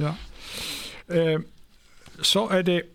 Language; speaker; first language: Swedish; non-native, fluent; Polish